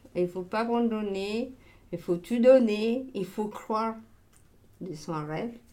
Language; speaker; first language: French; non-native, learner; Amharic